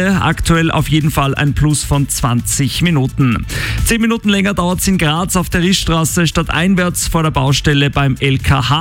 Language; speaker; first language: German; native; German